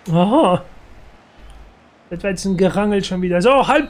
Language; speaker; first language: German; native; German